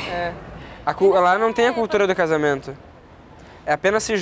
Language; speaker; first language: Portuguese; native; Portuguese